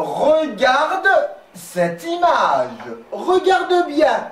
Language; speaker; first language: French; non-native, local second language; Arabic